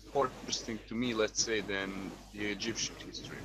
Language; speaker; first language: English; non-native, fluent; Croatian